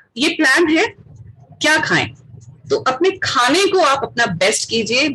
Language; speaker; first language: Hindi; native; Hindi